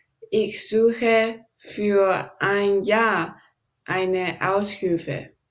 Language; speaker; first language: German; non-native, learner; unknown